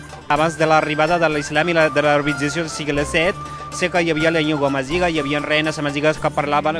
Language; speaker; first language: Catalan; non-native, fluent; Berber languages